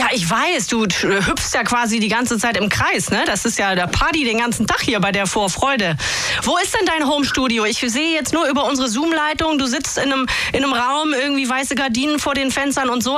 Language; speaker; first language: German; native; German